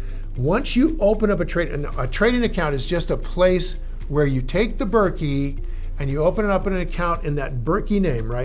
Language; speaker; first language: English; native; English